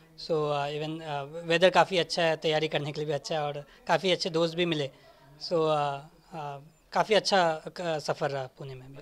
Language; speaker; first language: Hindi; native; Hindi